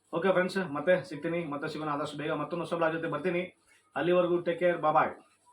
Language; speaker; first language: Kannada; non-native, local second language; Urdu